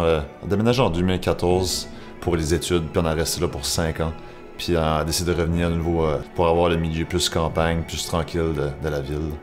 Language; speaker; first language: French; native; French